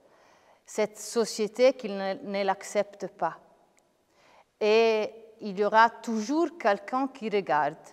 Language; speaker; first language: French; non-native, fluent; Italian